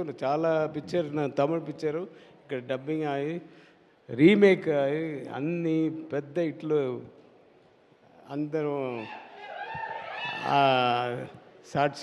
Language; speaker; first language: Telugu; non-native, learner; Tamil